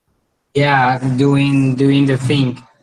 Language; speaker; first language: English; non-native, learner; Spanish